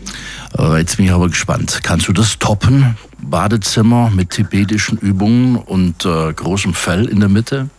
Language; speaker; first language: German; native; German